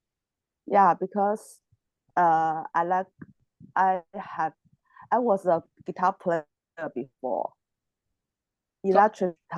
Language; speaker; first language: English; non-native, learner; Chinese